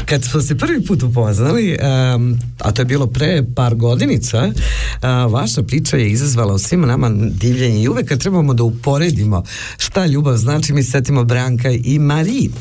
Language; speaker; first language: Serbian; native; Serbian